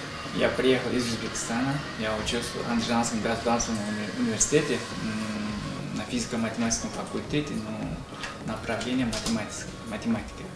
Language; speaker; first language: Russian; non-native, learner; Uzbek